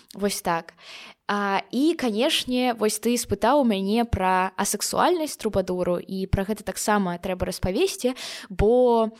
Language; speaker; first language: Belarusian; non-native, local second language; Russian